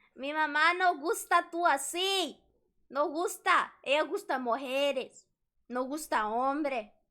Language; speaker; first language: Spanish; non-native, learner; English